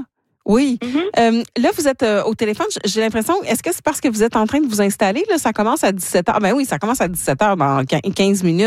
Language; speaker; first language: French; native; French